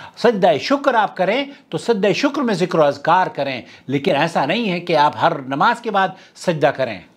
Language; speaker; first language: Urdu; native; Urdu